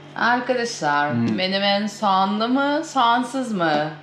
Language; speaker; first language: Turkish; non-native, fluent; Kyrgyz